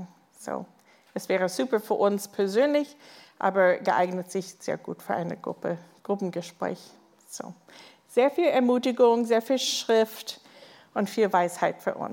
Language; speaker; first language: German; non-native, fluent; English